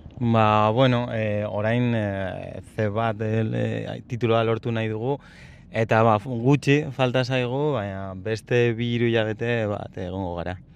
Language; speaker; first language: Basque; non-native, local second language; Spanish